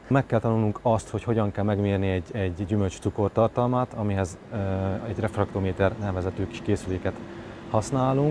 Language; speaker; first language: Hungarian; native; Hungarian